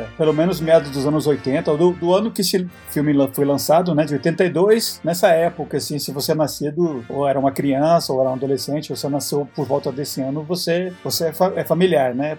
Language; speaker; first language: Portuguese; early bilingual, heritage; Spanish